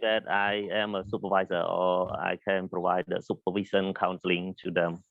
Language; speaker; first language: English; non-native, learner; Khmer